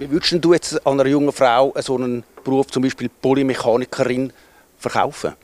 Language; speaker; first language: German; native; German